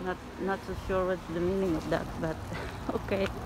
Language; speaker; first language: English; non-native, local second language; Filipino